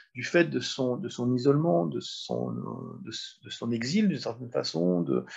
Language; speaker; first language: French; native; French